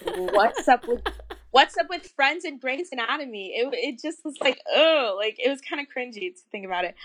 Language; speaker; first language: English; native; English